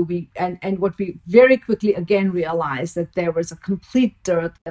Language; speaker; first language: English; non-native, local second language; Bangla